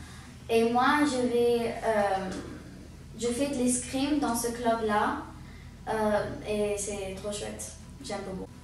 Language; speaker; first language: French; early bilingual, heritage; French